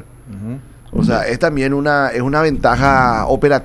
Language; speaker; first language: Spanish; native; Spanish